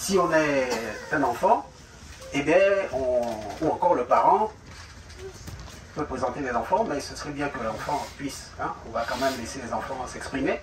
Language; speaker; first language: French; native; French